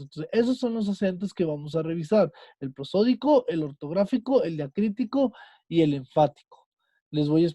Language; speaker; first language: Spanish; native; Spanish